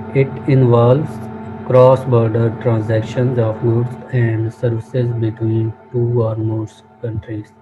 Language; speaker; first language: English; non-native, local second language; Urdu